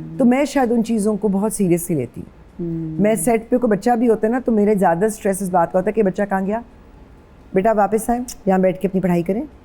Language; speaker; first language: Urdu; native; Urdu